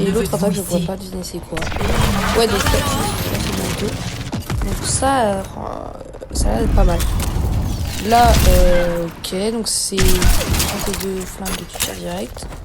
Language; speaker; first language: French; native; French